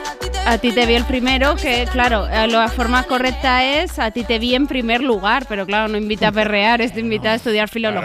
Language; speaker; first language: Spanish; native; Spanish